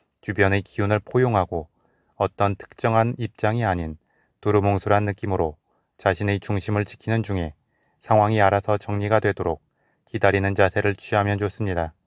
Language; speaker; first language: Korean; native; Korean